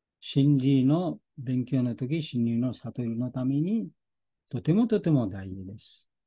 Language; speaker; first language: Japanese; non-native, fluent; Bangla